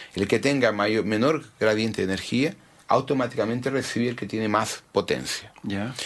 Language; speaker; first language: Spanish; early bilingual, heritage; Spanish